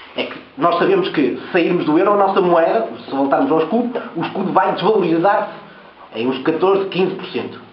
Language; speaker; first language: Portuguese; early bilingual, heritage; Portuguese